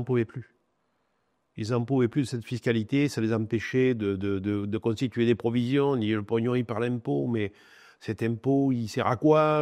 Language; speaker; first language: French; native; French